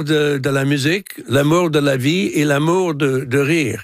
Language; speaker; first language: French; non-native, fluent; English